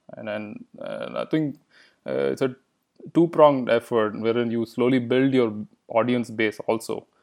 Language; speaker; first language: English; non-native, local second language; Kannada